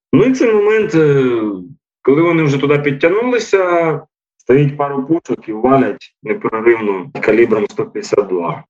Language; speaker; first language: Ukrainian; native; Ukrainian